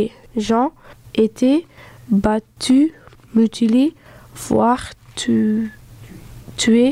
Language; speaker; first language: French; non-native, local second language; Dutch